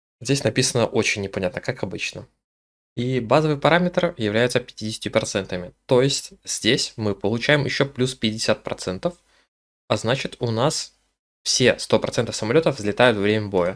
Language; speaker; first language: Russian; native; Russian